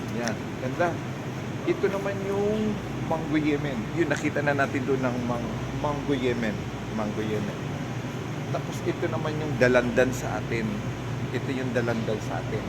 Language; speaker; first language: Filipino; non-native, local second language; Cebuano